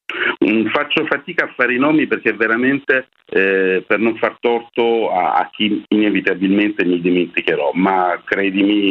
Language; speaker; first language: Italian; native; Italian